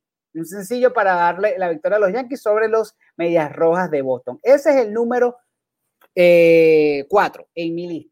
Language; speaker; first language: Spanish; native; Spanish